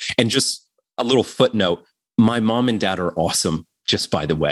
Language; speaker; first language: English; native; English